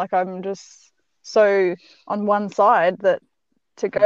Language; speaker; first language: English; native; English